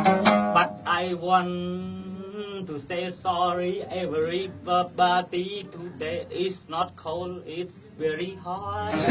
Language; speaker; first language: English; non-native, learner; Khmer